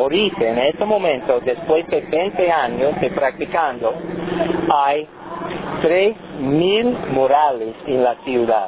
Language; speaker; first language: Spanish; non-native, learner; English